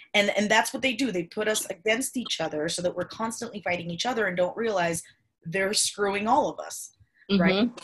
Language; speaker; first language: English; early bilingual, other home language; Spanish